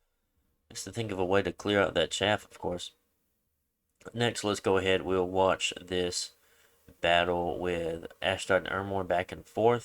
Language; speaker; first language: English; native; English